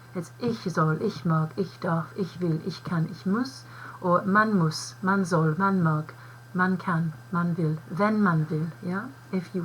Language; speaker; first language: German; non-native, fluent; English